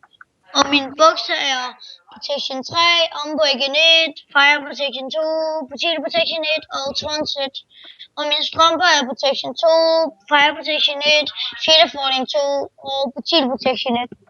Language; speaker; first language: Danish; native; Danish